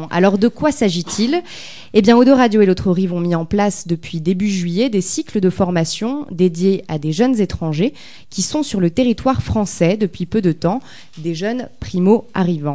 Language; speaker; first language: French; native; French